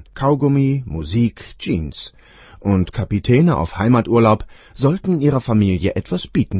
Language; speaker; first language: German; native; German